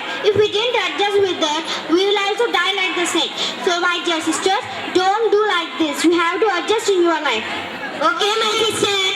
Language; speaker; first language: English; non-native, learner; Telugu